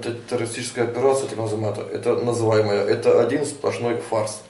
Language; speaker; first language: Russian; non-native, local second language; Ukrainian